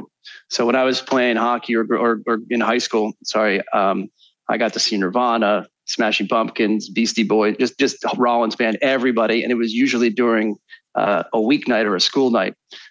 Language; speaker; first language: English; native; English